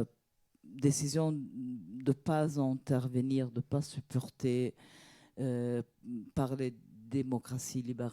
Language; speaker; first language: French; non-native, fluent; Italian